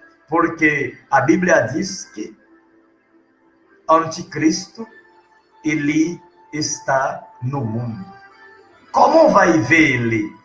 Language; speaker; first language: Portuguese; non-native, learner; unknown